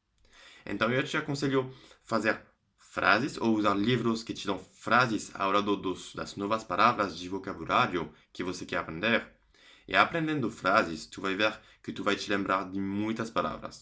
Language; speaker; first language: Portuguese; non-native, fluent; French